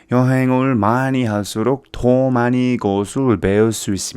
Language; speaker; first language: Korean; non-native, fluent; English